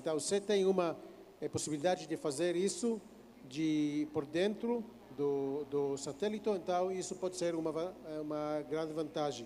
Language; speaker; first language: Portuguese; non-native, fluent; Hebrew